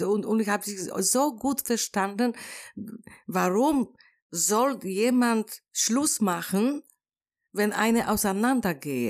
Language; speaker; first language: German; non-native, learner; Polish